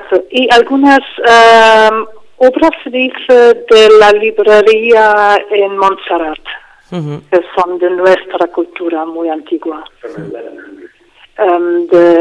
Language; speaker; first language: Spanish; non-native, fluent; English